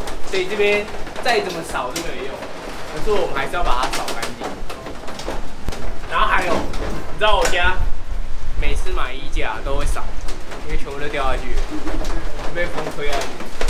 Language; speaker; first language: Chinese; native; Chinese